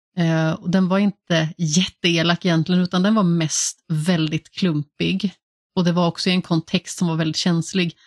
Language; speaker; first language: Swedish; native; Swedish